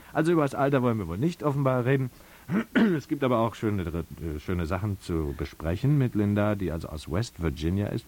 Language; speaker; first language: German; native; German